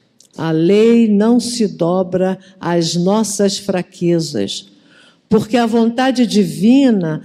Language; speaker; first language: Portuguese; native; Portuguese